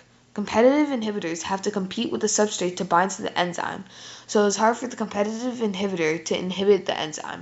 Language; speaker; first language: English; native; English